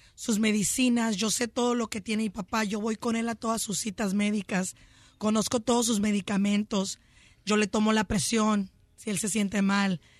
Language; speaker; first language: Spanish; early bilingual, heritage; Spanish